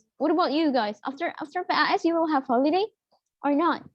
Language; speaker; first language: English; non-native, fluent; Indonesian